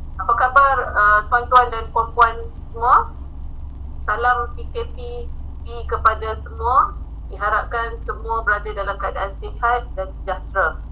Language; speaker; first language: Malay; native; Malay